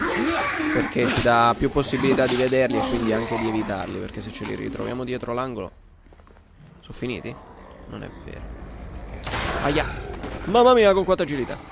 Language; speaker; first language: Italian; native; Italian